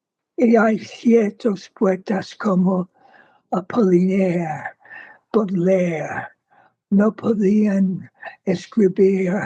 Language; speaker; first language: Spanish; non-native, fluent; English